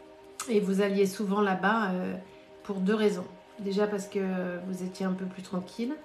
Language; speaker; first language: French; native; French